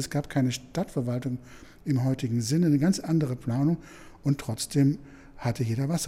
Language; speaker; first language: German; native; German